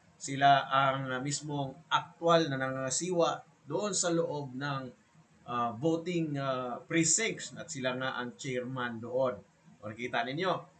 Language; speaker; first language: Filipino; native; Filipino